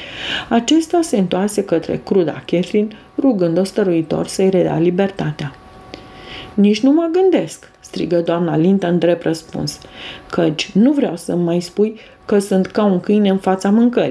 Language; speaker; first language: Romanian; native; Romanian